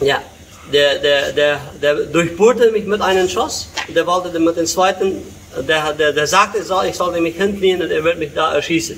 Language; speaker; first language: German; early bilingual, heritage; Low German